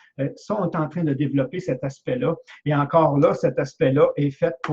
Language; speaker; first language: French; native; French